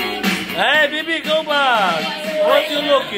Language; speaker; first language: English; non-native, learner; Polish